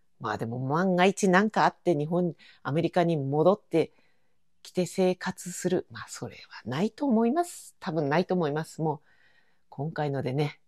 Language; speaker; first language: Japanese; native; Japanese